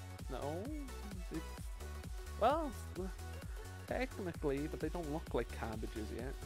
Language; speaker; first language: English; native; English